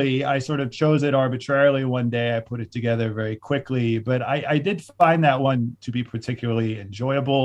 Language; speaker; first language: English; native; English